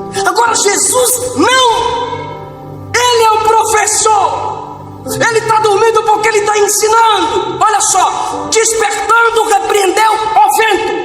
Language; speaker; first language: Portuguese; native; Portuguese